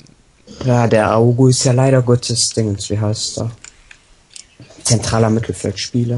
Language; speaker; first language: German; native; German